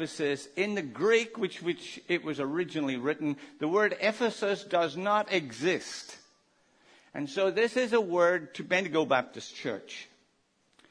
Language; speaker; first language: English; native; English